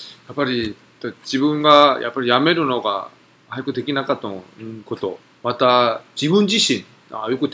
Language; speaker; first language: Japanese; non-native, fluent; Korean